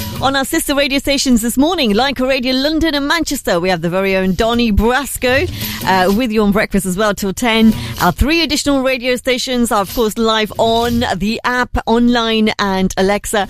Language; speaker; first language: English; early bilingual, other home language; Hindi